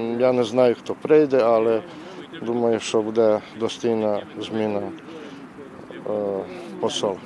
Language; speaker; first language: Ukrainian; early bilingual, heritage; Ukrainian